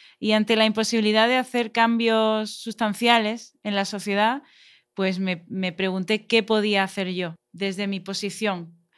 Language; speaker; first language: Spanish; native; Spanish